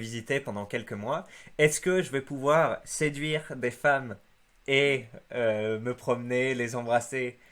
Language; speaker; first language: French; native; French